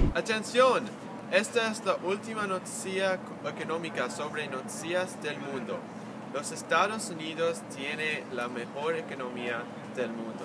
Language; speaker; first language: Spanish; non-native, learner; English